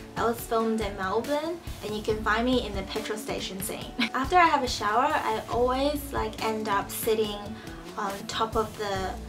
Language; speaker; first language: English; early bilingual, other home language; Chinese